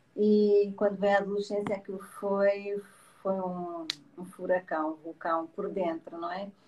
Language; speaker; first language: Portuguese; native; Portuguese